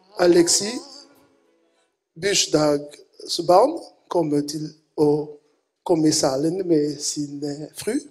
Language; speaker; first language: Norwegian; non-native, fluent; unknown